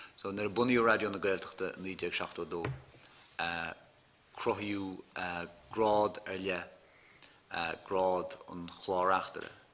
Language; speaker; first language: Irish; native; Irish